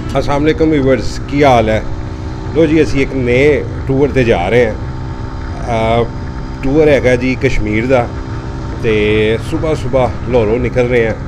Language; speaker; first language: Punjabi; non-native, local second language; Urdu